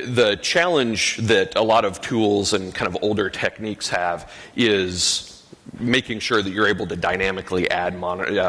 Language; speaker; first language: English; native; English